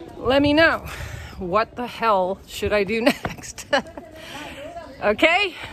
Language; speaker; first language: English; native; English